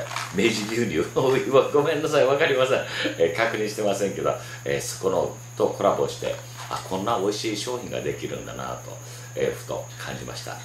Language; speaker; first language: Japanese; native; Japanese